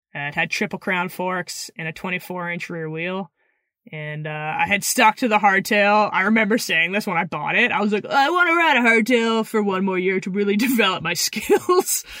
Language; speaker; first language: English; native; English